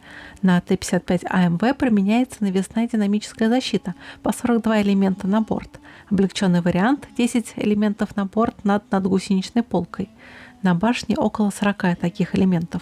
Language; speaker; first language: Russian; native; Russian